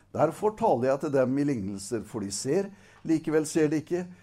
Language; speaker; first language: Norwegian; native; Norwegian